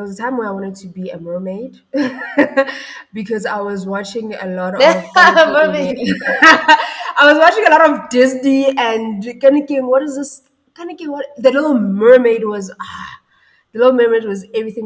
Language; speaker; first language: English; non-native, local second language; Tswana